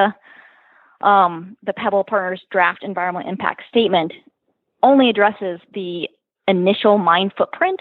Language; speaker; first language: English; native; English